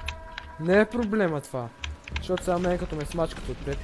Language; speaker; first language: Bulgarian; native; Bulgarian